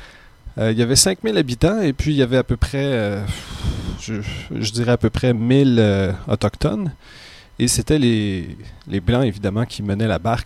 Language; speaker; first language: French; native; French